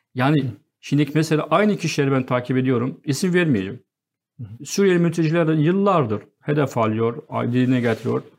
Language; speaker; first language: Turkish; non-native, fluent; Arabic